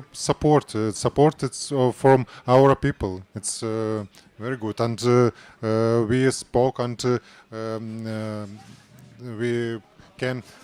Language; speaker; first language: English; non-native, learner; Ukrainian